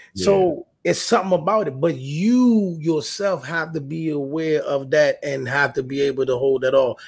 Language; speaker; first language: English; native; English